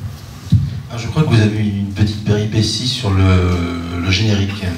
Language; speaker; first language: French; native; French